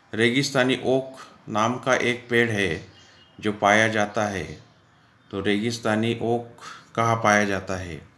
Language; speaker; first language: Hindi; non-native, local second language; Marathi